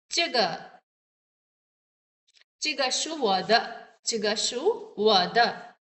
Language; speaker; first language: Chinese; non-native, learner; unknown